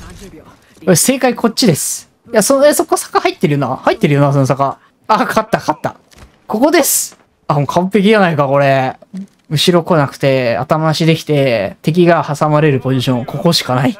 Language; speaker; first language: Japanese; native; Japanese